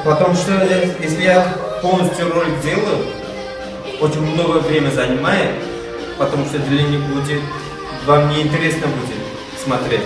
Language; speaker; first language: Russian; non-native, fluent; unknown